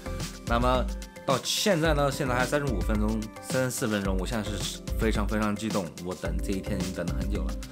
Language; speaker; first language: Chinese; native; Chinese